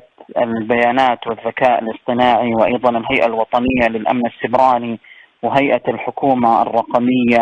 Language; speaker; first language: Arabic; native; Arabic